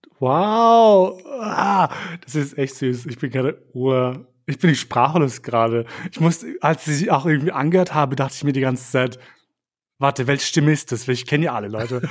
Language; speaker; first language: German; early bilingual, other home language; Albanian